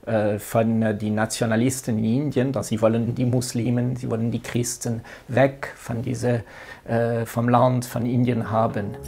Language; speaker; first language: German; non-native, local second language; French